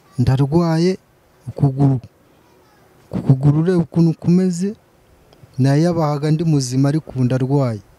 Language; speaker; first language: Kinyarwanda; native; Kinyarwanda